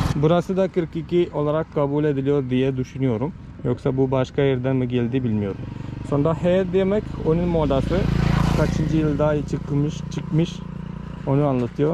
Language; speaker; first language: Turkish; non-native, fluent; Malayalam